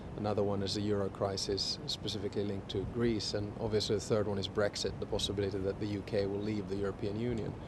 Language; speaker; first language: English; non-native, fluent; Finnish